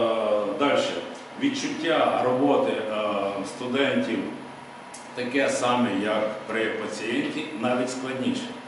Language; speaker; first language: Ukrainian; native; Ukrainian